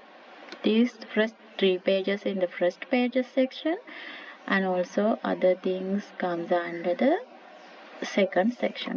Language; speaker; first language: English; non-native, local second language; Sinhala